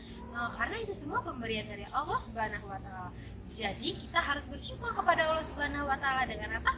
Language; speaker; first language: Indonesian; native; Indonesian